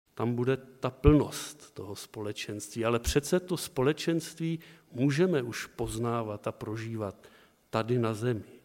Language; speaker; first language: Czech; native; Czech